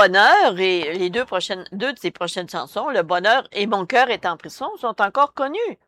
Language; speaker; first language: French; native; French